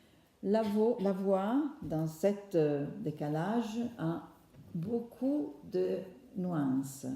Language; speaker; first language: French; non-native, fluent; Italian